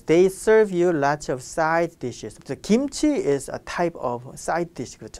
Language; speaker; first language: English; non-native, fluent; Korean